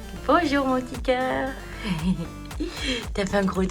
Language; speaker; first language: French; native; French